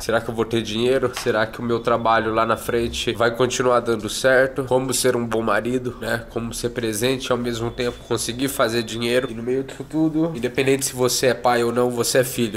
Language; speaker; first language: Portuguese; native; Portuguese